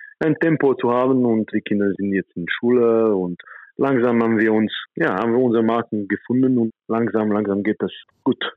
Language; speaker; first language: German; non-native, fluent; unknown